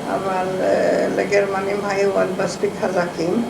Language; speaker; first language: Hebrew; non-native, fluent; Hungarian